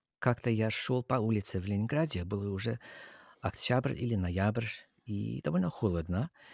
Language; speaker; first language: Russian; non-native, fluent; English